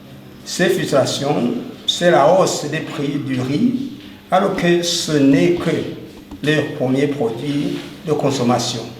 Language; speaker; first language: French; non-native, local second language; Rundi